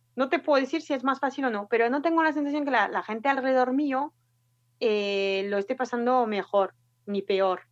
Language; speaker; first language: Spanish; non-native, fluent; French